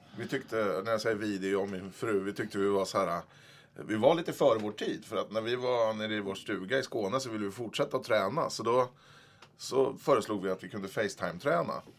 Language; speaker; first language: Swedish; native; Swedish